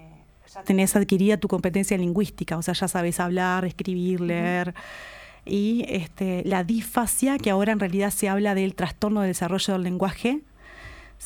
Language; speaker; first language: Spanish; native; Spanish